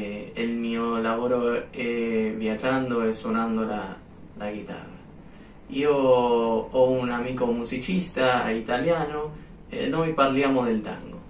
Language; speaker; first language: Italian; non-native, learner; Spanish